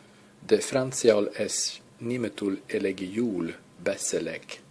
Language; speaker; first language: Hungarian; non-native, learner; English